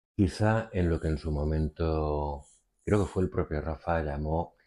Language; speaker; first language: Spanish; native; Spanish